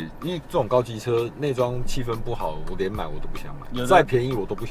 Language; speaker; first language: Chinese; native; Chinese